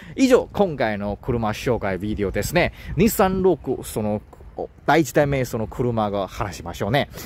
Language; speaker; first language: Japanese; non-native, learner; Chinese